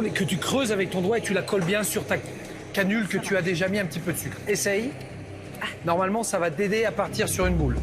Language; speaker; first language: French; native; French